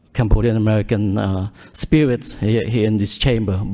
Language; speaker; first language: English; early bilingual, other home language; Khmer